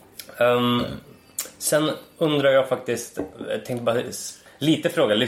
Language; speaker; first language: Swedish; native; Swedish